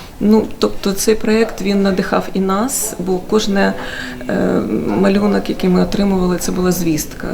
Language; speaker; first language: Ukrainian; native; Ukrainian